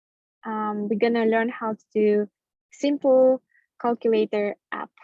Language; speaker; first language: English; non-native, fluent; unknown